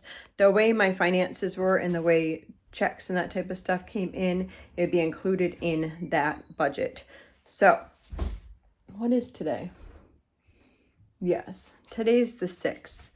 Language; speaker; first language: English; native; English